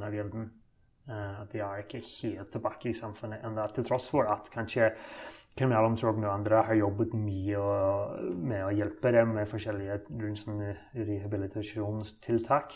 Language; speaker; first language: Norwegian; non-native, fluent; English